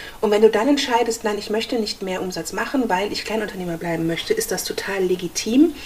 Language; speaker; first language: German; native; German